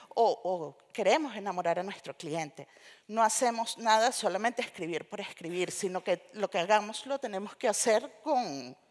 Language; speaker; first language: Spanish; native; Spanish